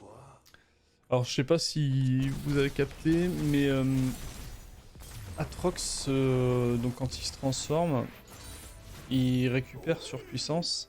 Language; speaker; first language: French; native; French